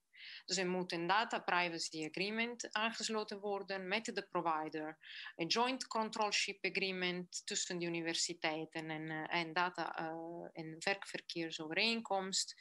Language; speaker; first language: Dutch; non-native, fluent; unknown